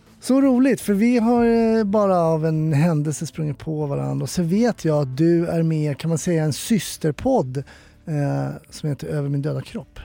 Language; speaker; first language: Swedish; native; Swedish